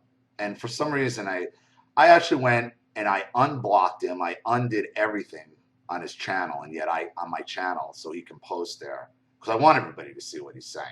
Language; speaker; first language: English; native; English